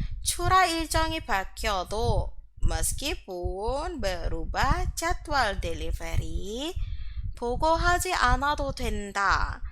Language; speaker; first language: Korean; non-native, fluent; Indonesian